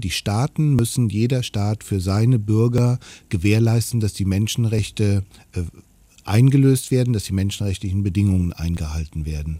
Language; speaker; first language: German; native; German